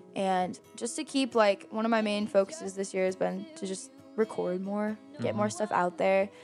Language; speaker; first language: English; native; English